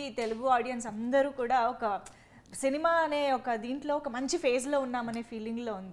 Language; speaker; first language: Telugu; native; Telugu